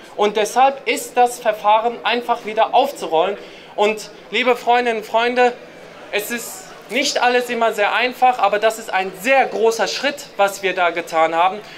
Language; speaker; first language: German; early bilingual, other home language; Greek